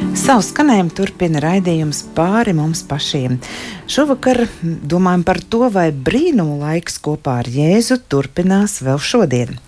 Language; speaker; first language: Latvian; native; Latvian